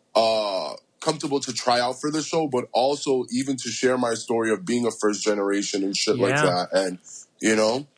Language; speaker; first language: English; early bilingual, other home language; Spanish